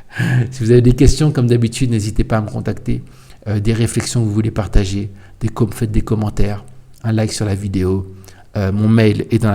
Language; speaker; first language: French; native; French